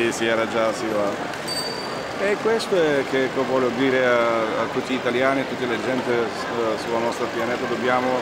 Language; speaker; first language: Italian; non-native, learner; Bulgarian